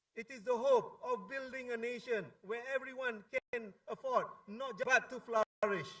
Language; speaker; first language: English; non-native, local second language; Malay